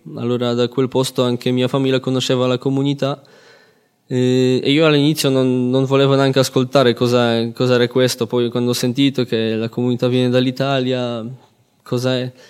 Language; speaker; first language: Italian; non-native, fluent; Polish